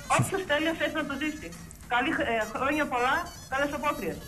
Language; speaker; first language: Greek; native; Greek